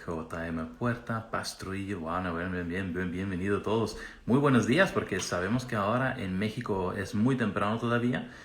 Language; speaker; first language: Spanish; non-native, fluent; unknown